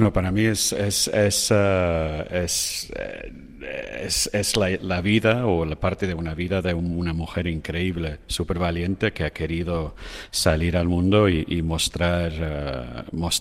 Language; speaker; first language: Spanish; non-native, fluent; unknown